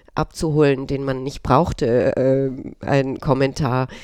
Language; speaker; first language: German; early bilingual, other home language; Romanian